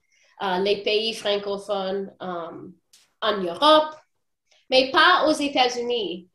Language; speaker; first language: French; non-native, fluent; English